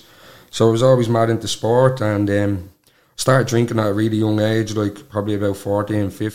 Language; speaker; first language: English; native; English